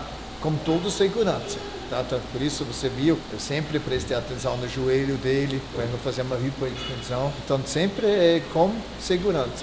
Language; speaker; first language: Portuguese; non-native, fluent; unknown